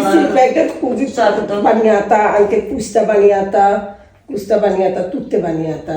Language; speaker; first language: Italian; non-native, learner; Bangla